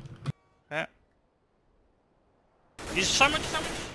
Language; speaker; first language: English; native; English